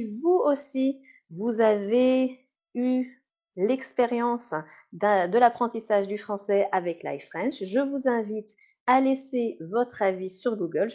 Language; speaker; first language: French; native; French